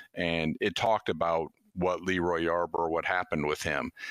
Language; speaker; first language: English; native; English